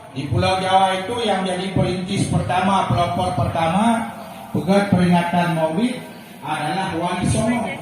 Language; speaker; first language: Malay; non-native, local second language; Achinese